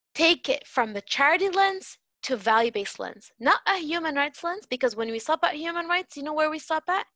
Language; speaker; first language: English; native; English